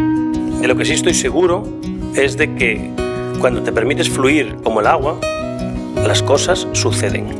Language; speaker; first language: Spanish; native; Spanish